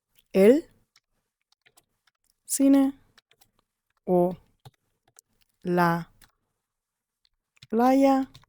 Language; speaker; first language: Spanish; non-native, fluent; English